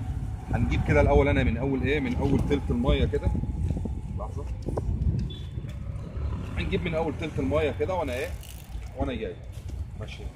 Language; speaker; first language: Arabic; native; Arabic